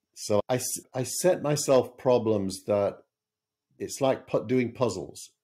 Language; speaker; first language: English; native; English